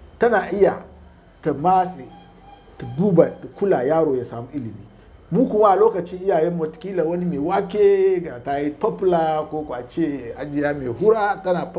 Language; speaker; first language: Hausa; non-native, local second language; Fula